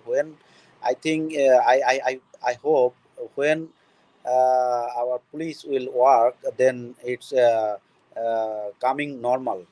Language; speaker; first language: English; non-native, learner; Bangla